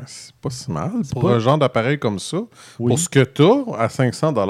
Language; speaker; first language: French; native; French